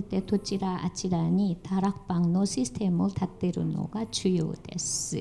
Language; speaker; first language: Japanese; non-native, fluent; Korean